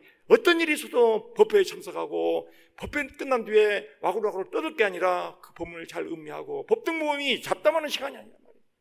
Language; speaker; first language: Korean; native; Korean